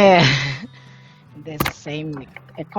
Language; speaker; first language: English; non-native, learner; Portuguese